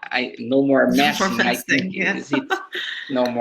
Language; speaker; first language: English; non-native, learner; Portuguese